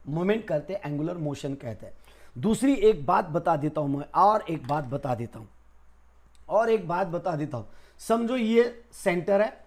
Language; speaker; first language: Hindi; non-native, local second language; Marathi